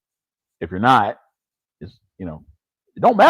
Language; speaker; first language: English; native; English